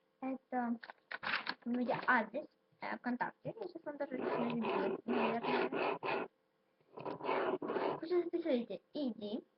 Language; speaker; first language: Russian; non-native, local second language; Ukrainian